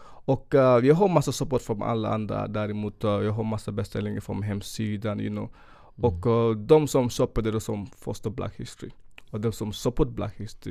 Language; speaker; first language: Swedish; non-native, fluent; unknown